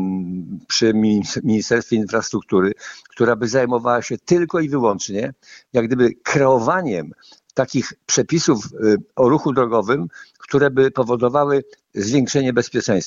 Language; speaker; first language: Polish; native; Polish